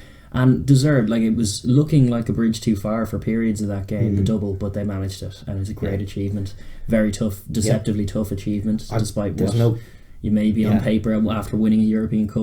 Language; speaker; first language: English; native; English